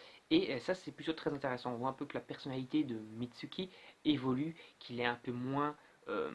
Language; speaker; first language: French; native; French